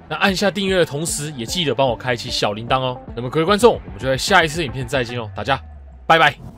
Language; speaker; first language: Chinese; native; Chinese